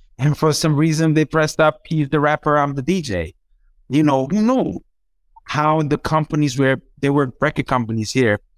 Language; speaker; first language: English; non-native, fluent; Croatian